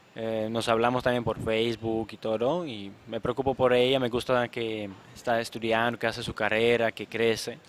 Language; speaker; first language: Spanish; non-native, fluent; Czech